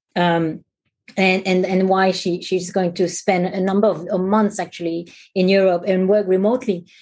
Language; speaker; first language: English; non-native, fluent; French